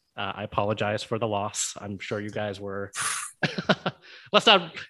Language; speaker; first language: English; native; English